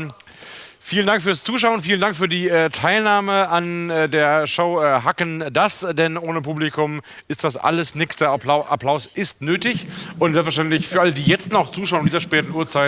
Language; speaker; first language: German; native; German